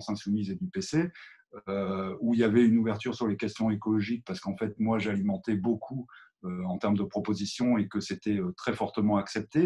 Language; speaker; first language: French; native; French